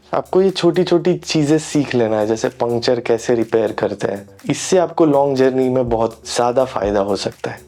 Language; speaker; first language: Hindi; non-native, local second language; Marathi